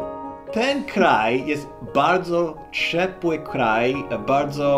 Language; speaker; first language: Polish; non-native, fluent; English